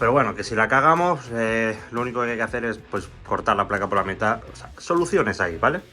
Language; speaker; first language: Spanish; native; Spanish